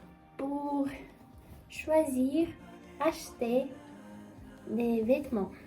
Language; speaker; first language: French; non-native, learner; Russian